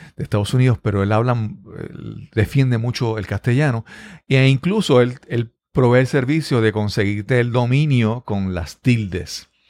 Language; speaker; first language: Spanish; native; Spanish